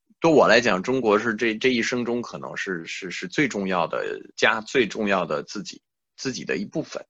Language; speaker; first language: Chinese; non-native, fluent; French